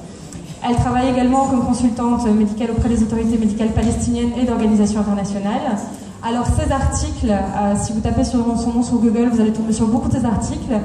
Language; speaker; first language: French; native; French